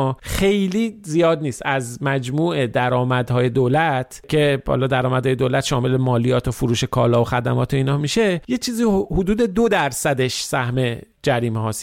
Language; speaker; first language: Persian; native; Persian